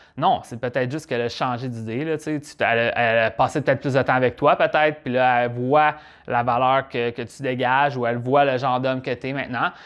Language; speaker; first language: French; native; French